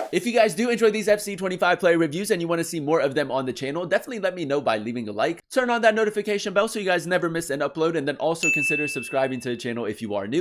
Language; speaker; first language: English; native; English